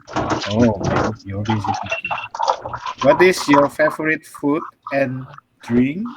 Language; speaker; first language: English; non-native, fluent; Indonesian